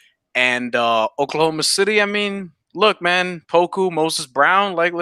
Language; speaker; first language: English; native; English